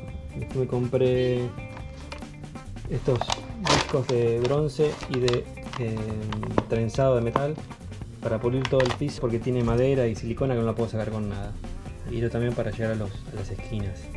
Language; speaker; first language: Spanish; native; Spanish